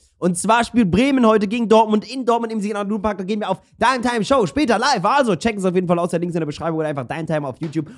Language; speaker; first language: German; early bilingual, other home language; Turkish